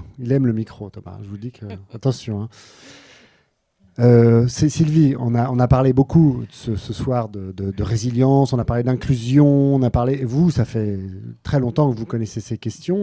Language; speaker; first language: French; native; French